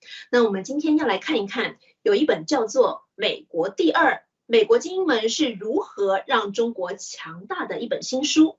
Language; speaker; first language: Chinese; native; Chinese